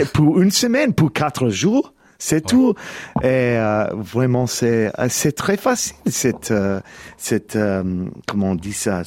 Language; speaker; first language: French; non-native, learner; English